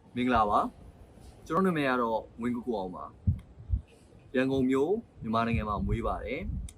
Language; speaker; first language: Burmese; native; Burmese